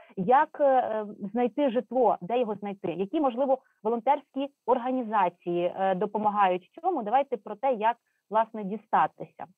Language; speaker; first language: Ukrainian; native; Ukrainian